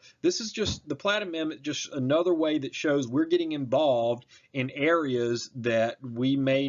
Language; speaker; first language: English; native; English